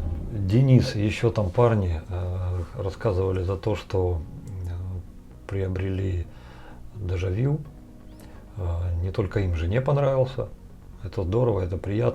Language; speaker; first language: Russian; native; Russian